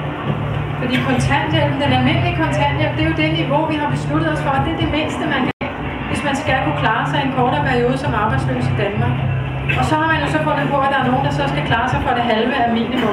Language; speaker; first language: Danish; native; Danish